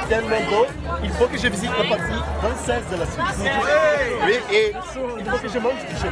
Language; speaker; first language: French; non-native, fluent; Portuguese